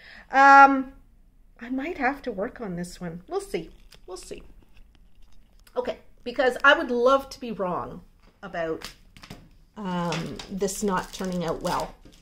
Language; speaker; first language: English; native; English